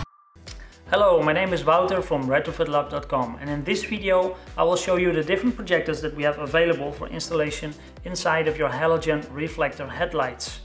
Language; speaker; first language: English; non-native, fluent; Dutch